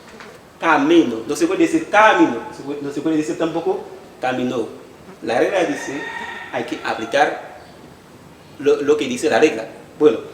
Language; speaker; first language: Spanish; non-native, fluent; Haitian Creole